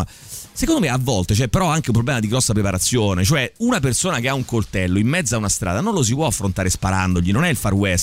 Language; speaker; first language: Italian; native; Italian